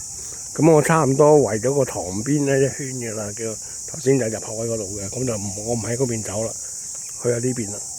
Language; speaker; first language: Chinese; native; Chinese